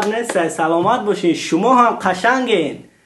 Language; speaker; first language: Persian; native; Persian